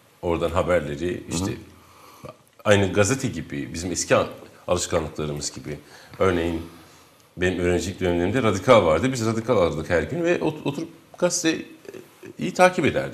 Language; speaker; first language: Turkish; non-native, local second language; Kurdish